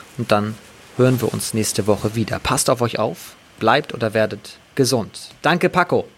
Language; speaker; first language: German; native; German